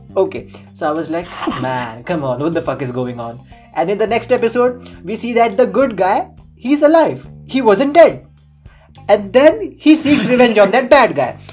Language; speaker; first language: English; non-native, local second language; Hindi